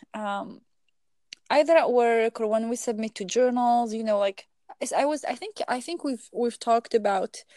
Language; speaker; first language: English; non-native, fluent; Arabic